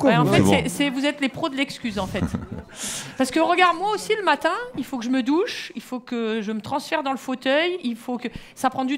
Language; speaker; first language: French; native; French